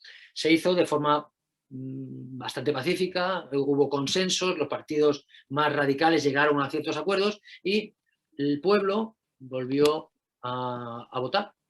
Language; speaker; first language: Spanish; native; Spanish